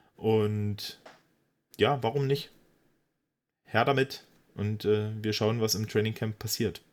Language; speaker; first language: German; native; German